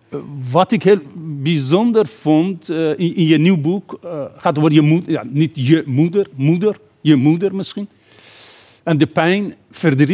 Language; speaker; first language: Dutch; non-native, fluent; Persian